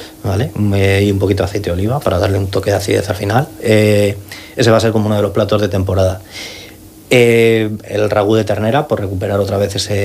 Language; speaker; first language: Spanish; native; Spanish